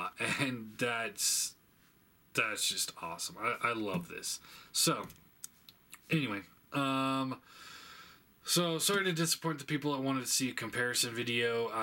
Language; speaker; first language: English; native; English